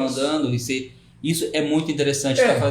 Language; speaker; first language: Portuguese; native; Portuguese